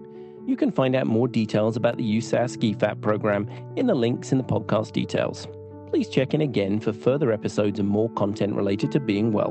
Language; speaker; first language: English; native; English